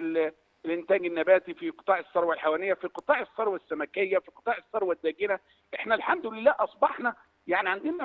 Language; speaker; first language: Arabic; native; Arabic